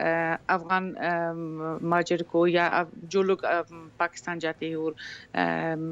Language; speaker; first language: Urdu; non-native, fluent; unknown